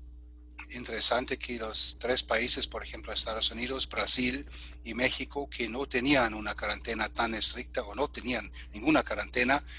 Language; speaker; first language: Spanish; non-native, fluent; German